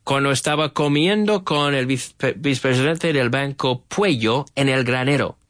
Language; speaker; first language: Spanish; non-native, learner; English